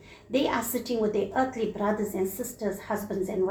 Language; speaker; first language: English; native; English